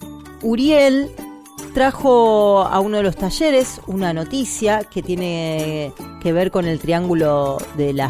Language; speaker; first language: Spanish; native; Spanish